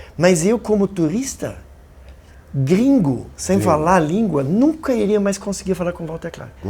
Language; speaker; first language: Portuguese; non-native, fluent; German